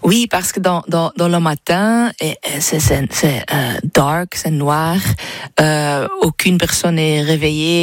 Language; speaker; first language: French; non-native, learner; English